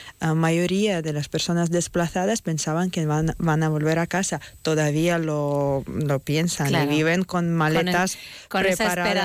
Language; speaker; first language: Spanish; non-native, fluent; Ukrainian